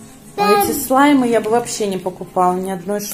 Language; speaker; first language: Russian; native; Russian